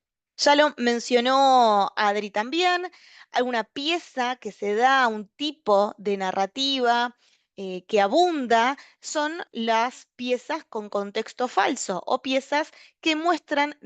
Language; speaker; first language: Spanish; native; Spanish